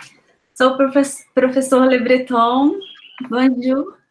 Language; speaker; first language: French; non-native, learner; Portuguese